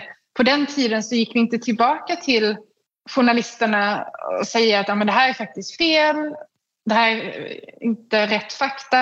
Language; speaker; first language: Swedish; native; Swedish